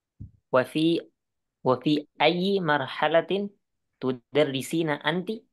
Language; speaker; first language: Arabic; non-native, learner; Indonesian